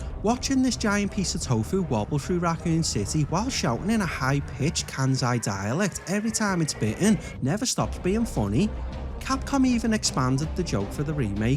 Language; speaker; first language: English; native; English